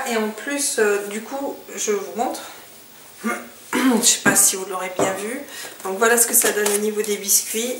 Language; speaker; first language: French; native; French